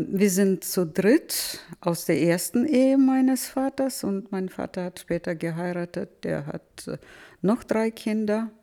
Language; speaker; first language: German; early bilingual, heritage; German